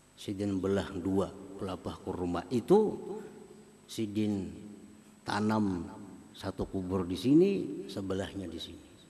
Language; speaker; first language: Indonesian; non-native, local second language; Banjar